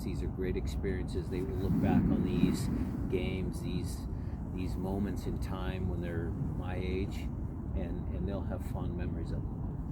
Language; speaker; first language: English; native; English